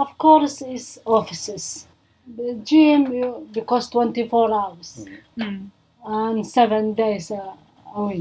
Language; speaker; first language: English; non-native, learner; Arabic